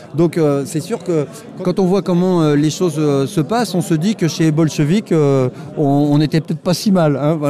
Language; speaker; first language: French; native; French